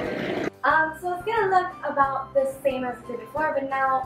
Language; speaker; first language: English; native; English